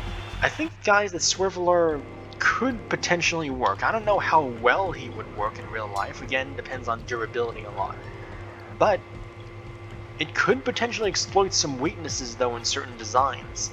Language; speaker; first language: English; native; English